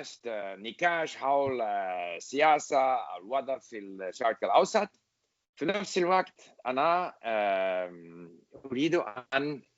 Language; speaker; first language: Arabic; non-native, learner; English